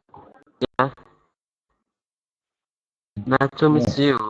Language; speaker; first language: English; non-native, learner; Vietnamese